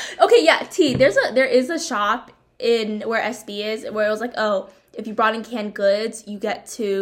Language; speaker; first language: English; early bilingual, other home language; Vietnamese